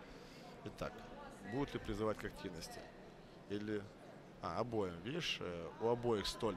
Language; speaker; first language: Russian; native; Russian